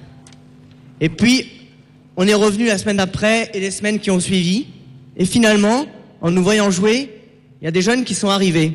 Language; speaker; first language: French; native; French